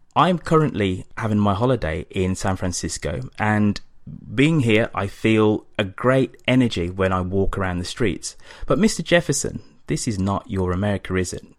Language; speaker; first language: English; native; English